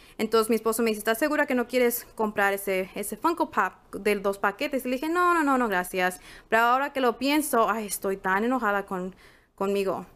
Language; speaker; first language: Spanish; early bilingual, heritage; Spanish